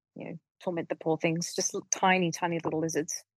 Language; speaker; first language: English; native; English